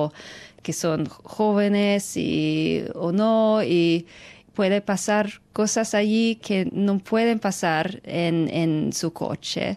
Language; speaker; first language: Spanish; non-native, fluent; English